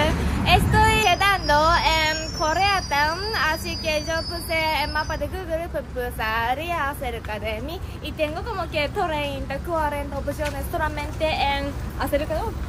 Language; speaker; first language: Spanish; non-native, learner; Japanese